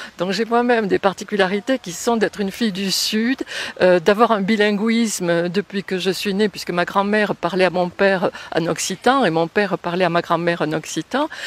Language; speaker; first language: French; native; French